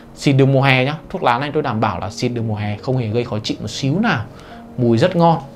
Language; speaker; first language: Vietnamese; native; Vietnamese